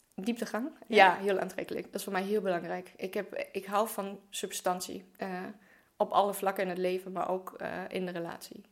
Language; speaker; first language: Dutch; non-native, fluent; German